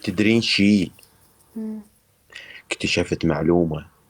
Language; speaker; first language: Arabic; native; Arabic